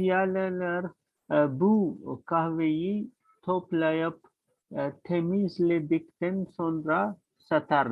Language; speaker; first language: Turkish; non-native, learner; Urdu